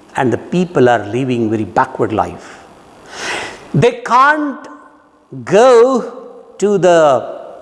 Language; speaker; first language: English; non-native, local second language; Marathi